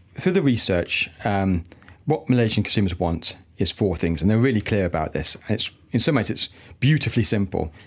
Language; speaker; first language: English; native; English